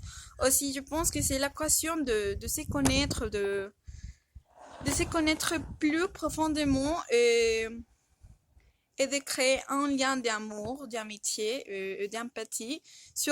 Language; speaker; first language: French; non-native, fluent; Spanish